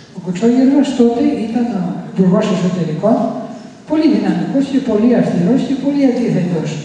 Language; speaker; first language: Greek; native; Greek